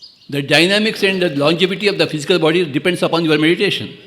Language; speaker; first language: English; non-native, local second language; Telugu